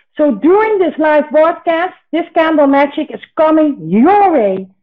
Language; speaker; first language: English; non-native, fluent; Dutch